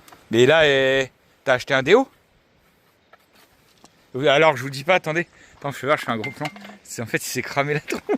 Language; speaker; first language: French; native; French